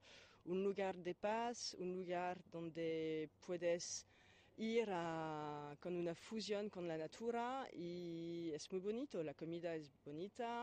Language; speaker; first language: Spanish; non-native, fluent; French